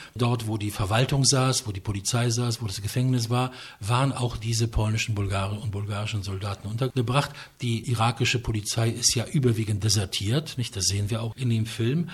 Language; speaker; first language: German; non-native, fluent; Polish